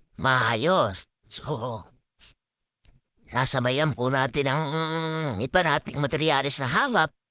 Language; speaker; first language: Filipino; non-native, local second language; Bikol